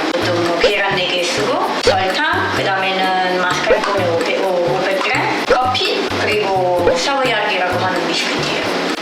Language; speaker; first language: Korean; non-native, fluent; Italian